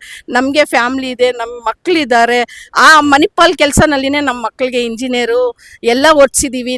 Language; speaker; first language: Kannada; non-native, local second language; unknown